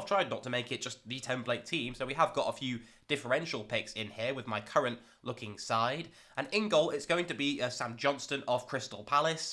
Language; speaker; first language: English; native; English